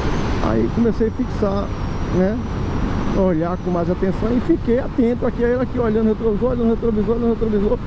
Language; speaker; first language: Portuguese; native; Portuguese